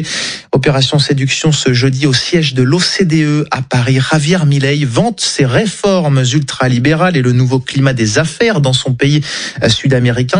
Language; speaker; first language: French; native; French